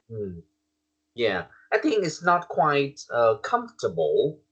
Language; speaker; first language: English; non-native, learner; Vietnamese